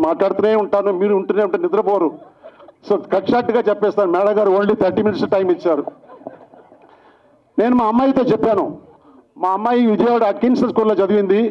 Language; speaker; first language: Telugu; native; Telugu